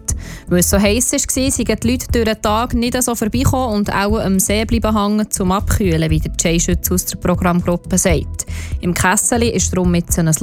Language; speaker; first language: German; native; German